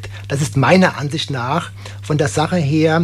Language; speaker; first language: German; native; German